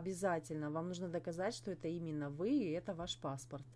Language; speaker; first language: Russian; native; Russian